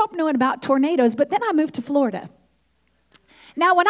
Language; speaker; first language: English; native; English